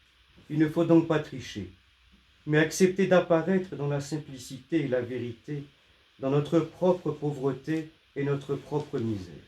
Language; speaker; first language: French; native; French